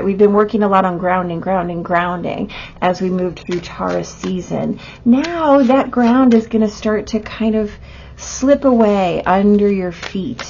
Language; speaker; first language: English; native; English